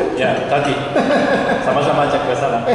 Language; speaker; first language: Indonesian; non-native, learner; Korean